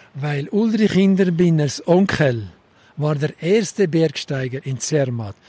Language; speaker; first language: German; native; German